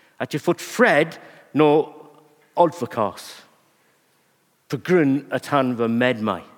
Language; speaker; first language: Norwegian; non-native, fluent; English